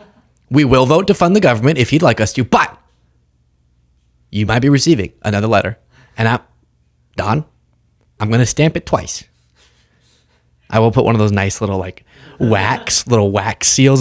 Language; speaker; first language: English; native; English